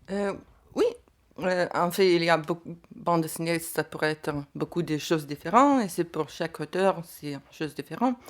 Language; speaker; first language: French; non-native, learner; Lithuanian